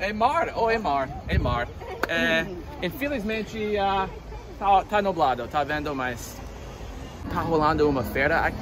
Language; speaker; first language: Portuguese; non-native, fluent; English